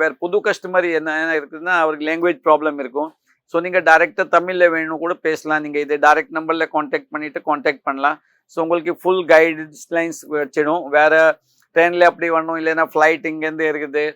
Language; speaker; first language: Tamil; non-native, fluent; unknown